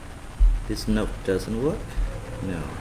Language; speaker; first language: English; non-native, fluent; Vietnamese